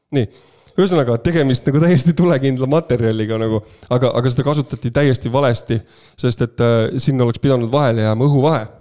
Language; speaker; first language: Estonian; native; Estonian